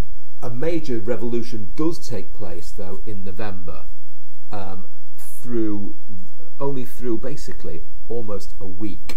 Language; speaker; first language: English; native; English